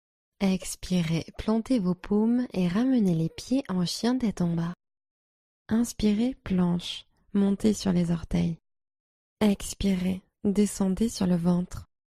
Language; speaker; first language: French; native; French